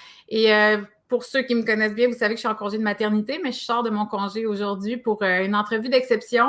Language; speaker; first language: French; native; French